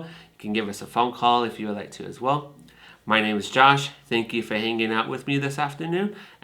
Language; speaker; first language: English; native; English